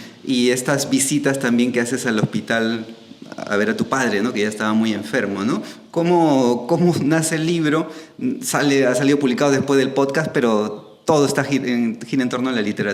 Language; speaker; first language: Spanish; native; Spanish